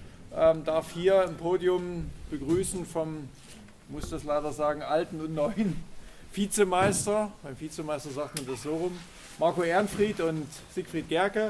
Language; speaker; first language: German; native; German